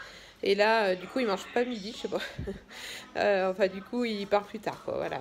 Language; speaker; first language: French; native; French